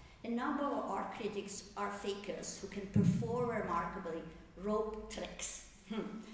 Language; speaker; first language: English; non-native, fluent; Italian